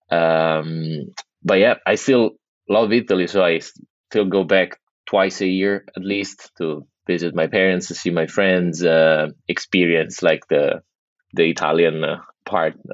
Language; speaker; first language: English; non-native, fluent; Italian